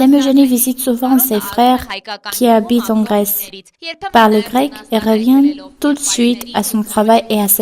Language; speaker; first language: French; non-native, fluent; Armenian